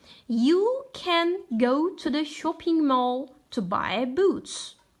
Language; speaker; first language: English; non-native, fluent; Turkish